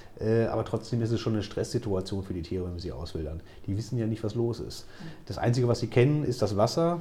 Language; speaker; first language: German; native; German